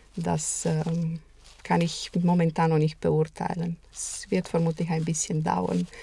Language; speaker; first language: German; non-native, fluent; Romanian